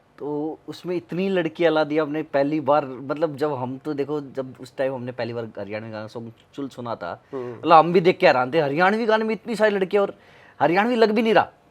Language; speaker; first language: Hindi; native; Hindi